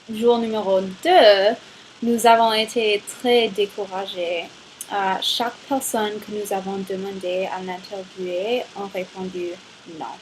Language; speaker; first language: French; non-native, learner; English